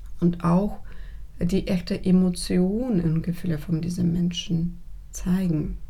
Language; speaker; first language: German; non-native, fluent; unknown